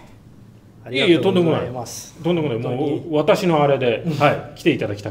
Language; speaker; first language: Japanese; native; Japanese